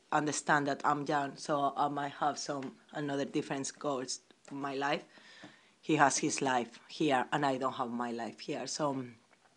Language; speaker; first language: English; non-native, learner; Spanish